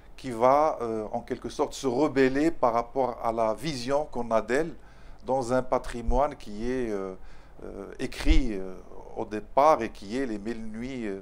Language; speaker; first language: French; non-native, local second language; Arabic